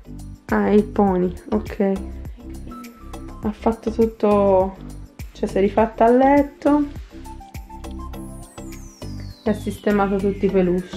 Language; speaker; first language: Italian; native; Italian